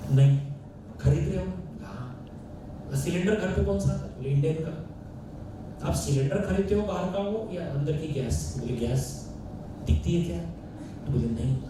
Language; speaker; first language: Hindi; non-native, local second language; Marathi